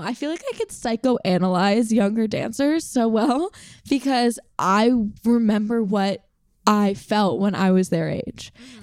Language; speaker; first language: English; native; English